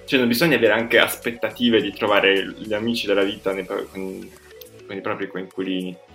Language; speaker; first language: Italian; native; Italian